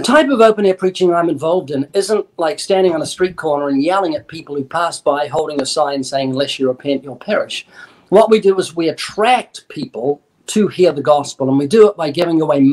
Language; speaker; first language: English; native; English